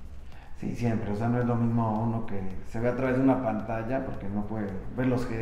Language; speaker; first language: Spanish; native; Spanish